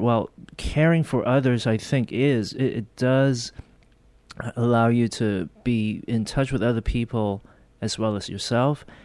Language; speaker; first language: English; non-native, local second language; Korean